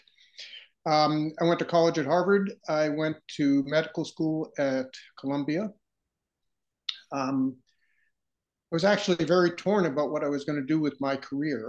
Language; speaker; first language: English; native; English